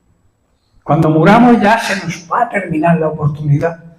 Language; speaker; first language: Spanish; native; Spanish